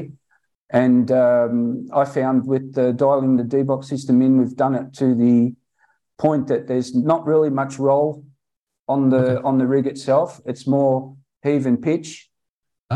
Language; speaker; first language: English; native; English